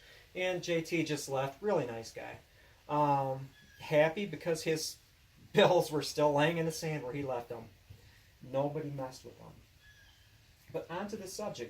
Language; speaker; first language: English; native; English